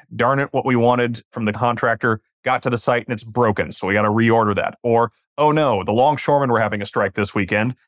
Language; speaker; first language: English; native; English